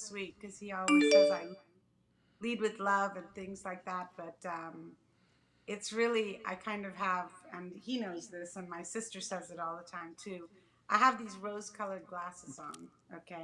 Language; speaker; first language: English; early bilingual, other home language; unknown